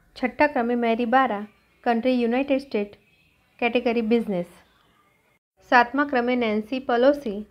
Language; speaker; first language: Hindi; non-native, local second language; Gujarati